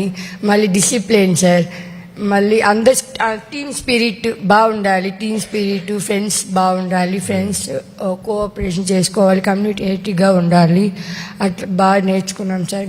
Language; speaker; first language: Telugu; native; Telugu